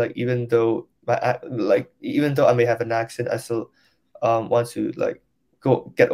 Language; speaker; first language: English; non-native, local second language; Cantonese